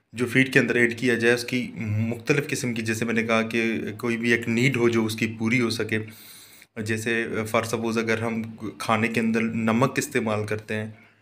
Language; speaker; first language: Urdu; non-native, local second language; Sindhi